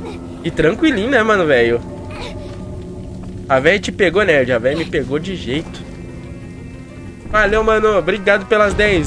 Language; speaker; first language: Portuguese; native; Portuguese